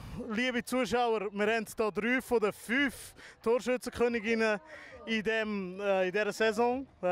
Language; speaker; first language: German; native; German